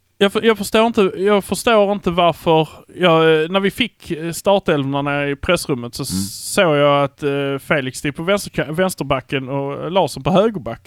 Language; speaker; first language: Swedish; native; Swedish